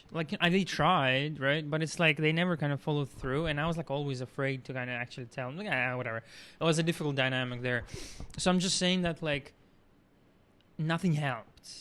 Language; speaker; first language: English; non-native, fluent; Russian